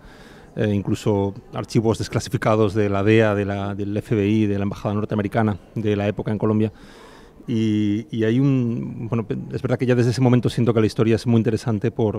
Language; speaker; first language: Spanish; native; Spanish